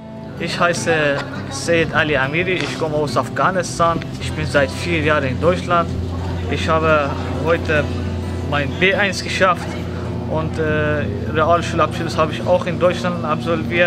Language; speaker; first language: German; non-native, learner; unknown